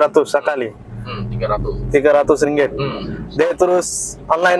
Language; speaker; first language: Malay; non-native, learner; Nepali